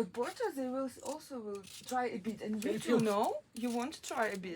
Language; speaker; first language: English; non-native, learner; Ukrainian